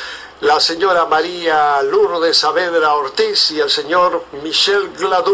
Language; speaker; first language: Spanish; native; Spanish